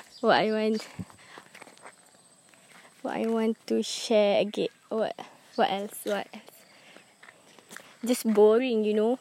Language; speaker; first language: English; non-native, learner; Malay